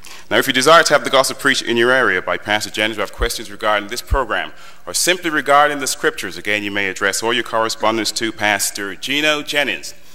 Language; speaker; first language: English; native; English